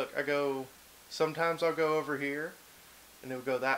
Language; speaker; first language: English; native; English